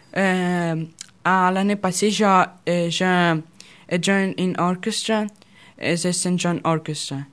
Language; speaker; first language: French; non-native, learner; Russian